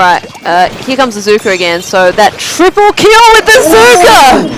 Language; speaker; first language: English; native; English